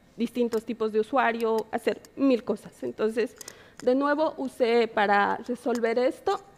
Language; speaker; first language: Spanish; native; Spanish